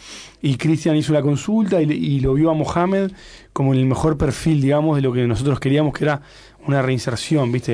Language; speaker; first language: Spanish; native; Spanish